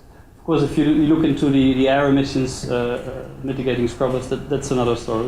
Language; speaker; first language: English; non-native, fluent; Dutch